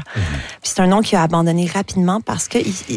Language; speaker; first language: French; native; French